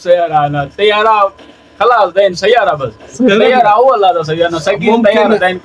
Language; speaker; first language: Arabic; non-native, learner; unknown